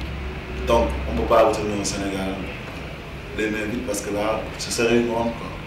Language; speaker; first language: French; non-native, local second language; Wolof